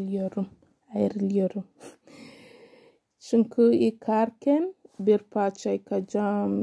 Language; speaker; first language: Turkish; non-native, learner; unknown